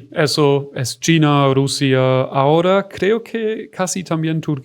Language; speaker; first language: Spanish; non-native, fluent; German